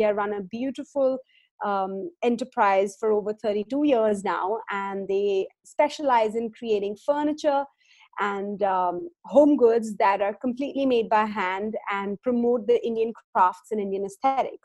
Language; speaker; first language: English; non-native, local second language; Hindi